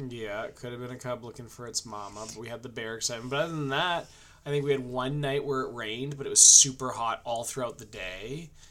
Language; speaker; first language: English; native; English